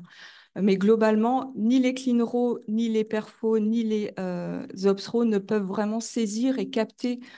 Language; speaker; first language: French; native; French